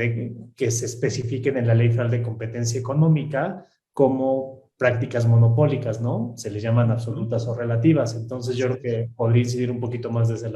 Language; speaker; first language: Spanish; native; Spanish